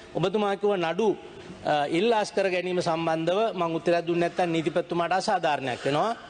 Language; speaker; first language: Sinhala; native; Sinhala